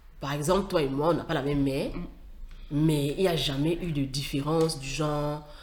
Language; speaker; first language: French; native; French